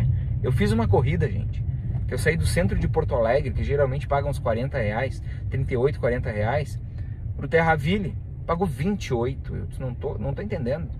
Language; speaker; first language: Portuguese; native; Portuguese